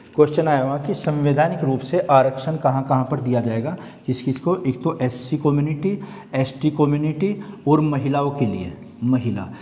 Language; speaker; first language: Hindi; native; Hindi